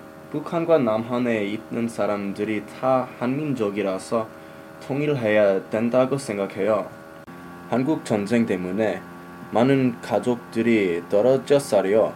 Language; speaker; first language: Korean; non-native, learner; English